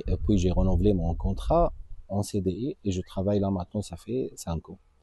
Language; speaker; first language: French; non-native, fluent; Arabic